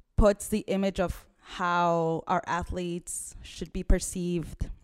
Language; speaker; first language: English; early bilingual, other home language; Spanish